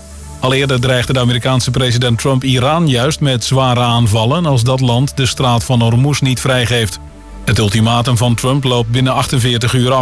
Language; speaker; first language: Dutch; native; Dutch